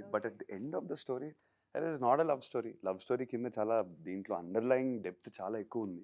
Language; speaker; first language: Telugu; native; Telugu